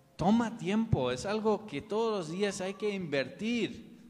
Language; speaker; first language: Spanish; non-native, fluent; English